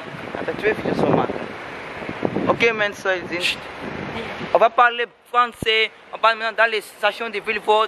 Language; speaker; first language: French; non-native, local second language; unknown